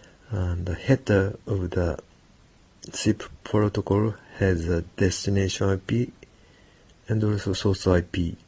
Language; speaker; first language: English; non-native, learner; Japanese